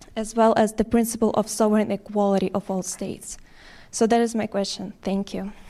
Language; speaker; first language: English; non-native, fluent; Ukrainian